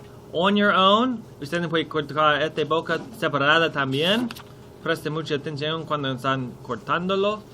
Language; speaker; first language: Spanish; non-native, learner; English